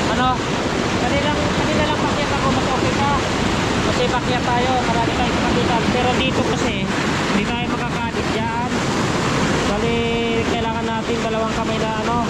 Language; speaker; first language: Filipino; native; Filipino